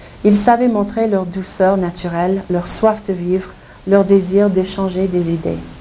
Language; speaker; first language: French; non-native, fluent; English